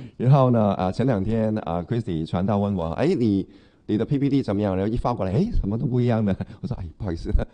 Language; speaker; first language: Chinese; non-native, local second language; Cantonese